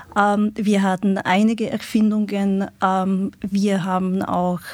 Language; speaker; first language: German; non-native, fluent; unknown